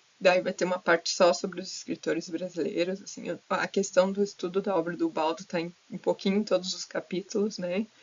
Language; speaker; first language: Portuguese; native; Portuguese